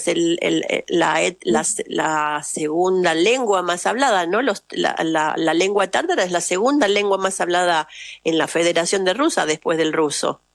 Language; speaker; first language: Spanish; native; Spanish